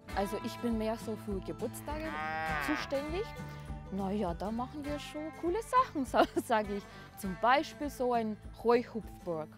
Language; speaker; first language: German; non-native, fluent; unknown